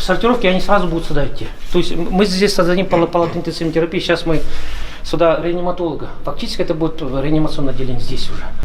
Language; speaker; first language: Russian; native; Russian